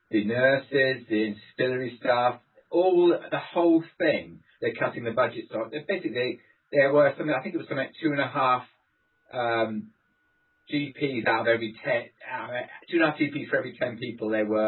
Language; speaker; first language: English; native; English